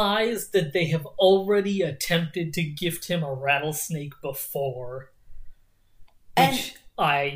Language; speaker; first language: English; native; English